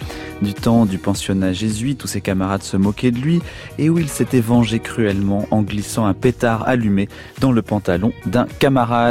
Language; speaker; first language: French; native; French